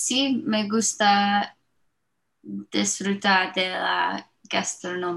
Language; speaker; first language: Spanish; non-native, learner; English